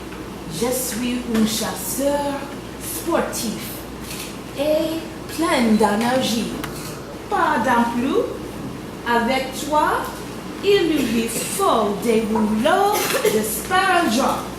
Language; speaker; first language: French; non-native, fluent; English